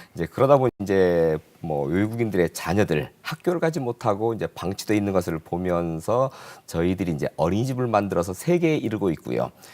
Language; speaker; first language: Korean; native; Korean